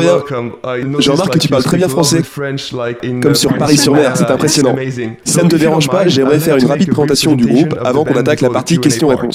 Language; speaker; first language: French; native; French